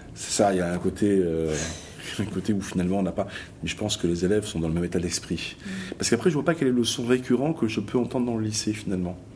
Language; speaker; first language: French; native; French